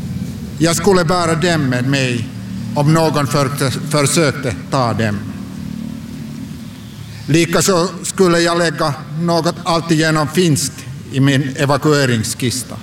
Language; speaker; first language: Swedish; non-native, local second language; Finnish